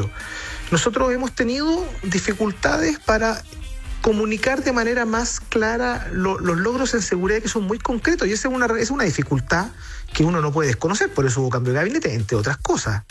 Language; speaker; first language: Spanish; native; Spanish